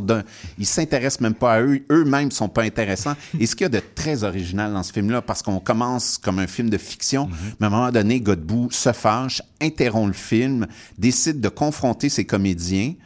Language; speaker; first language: French; native; French